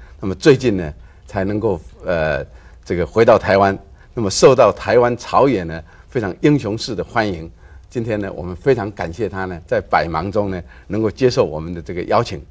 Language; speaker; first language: Chinese; non-native, local second language; Min Nan Chinese